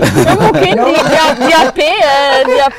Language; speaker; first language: Indonesian; non-native, learner; French